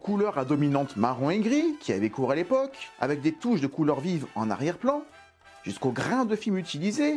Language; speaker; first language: French; native; French